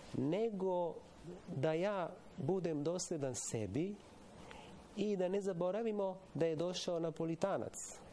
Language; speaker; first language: Serbian; non-native, fluent; Italian